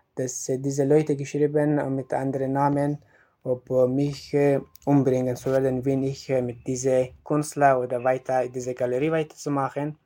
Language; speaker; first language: German; non-native, learner; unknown